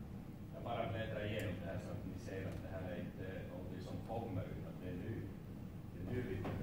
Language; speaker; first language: Swedish; non-native, fluent; Finnish